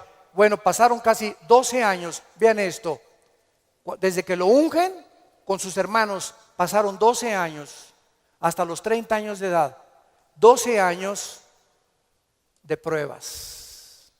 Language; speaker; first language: Spanish; native; Spanish